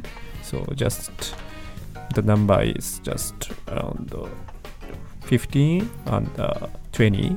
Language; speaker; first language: English; non-native, learner; Japanese